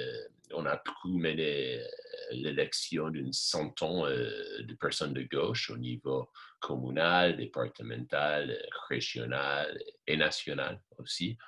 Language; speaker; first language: French; non-native, fluent; English